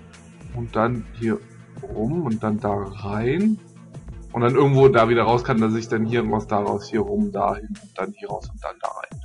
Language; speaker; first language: German; native; German